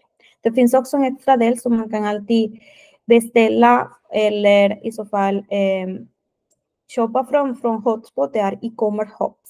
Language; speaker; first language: Swedish; non-native, fluent; Spanish